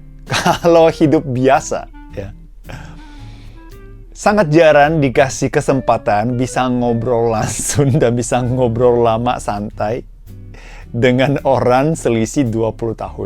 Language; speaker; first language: Indonesian; non-native, fluent; Japanese